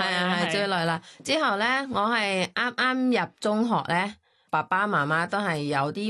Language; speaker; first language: Cantonese; non-native, fluent; Thai